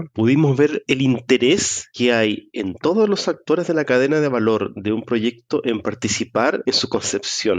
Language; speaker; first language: Spanish; native; Spanish